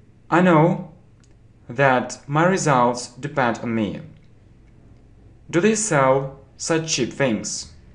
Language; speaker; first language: English; non-native, fluent; Russian